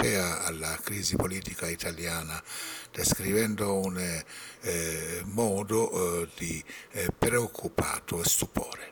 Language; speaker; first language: Italian; non-native, fluent; Persian